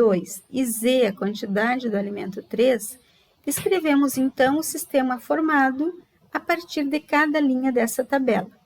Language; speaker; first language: Portuguese; native; Portuguese